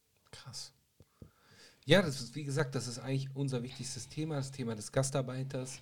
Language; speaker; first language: German; native; German